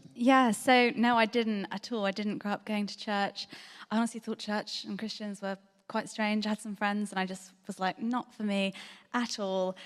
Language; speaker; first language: English; native; English